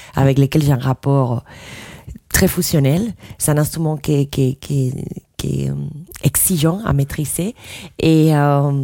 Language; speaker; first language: French; non-native, fluent; Spanish